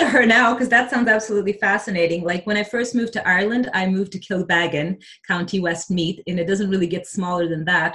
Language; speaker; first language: English; early bilingual, other home language; Portuguese